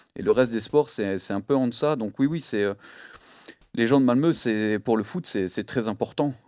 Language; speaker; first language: French; native; French